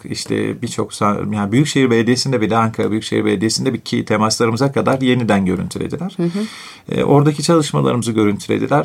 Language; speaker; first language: Turkish; native; Turkish